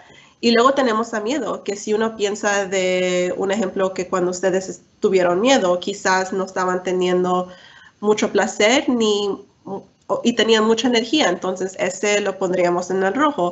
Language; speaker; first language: Spanish; early bilingual, heritage; Spanish